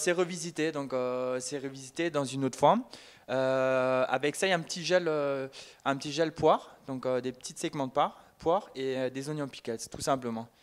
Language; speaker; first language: French; non-native, fluent; German